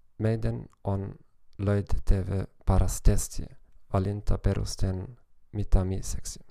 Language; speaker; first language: Finnish; non-native, learner; German